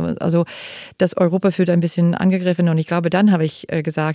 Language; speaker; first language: German; non-native, fluent; English